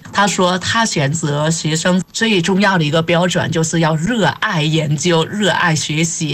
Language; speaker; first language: Chinese; non-native, fluent; Vietnamese